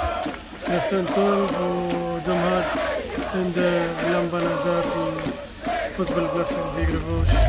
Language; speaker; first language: Swedish; non-native, learner; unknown